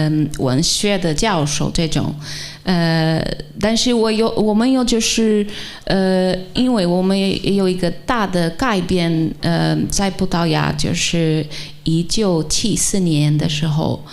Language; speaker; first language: Chinese; non-native, fluent; Portuguese